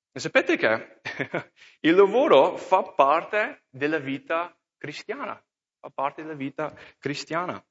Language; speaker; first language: Italian; non-native, fluent; English